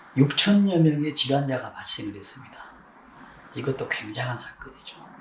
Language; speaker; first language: Korean; native; Korean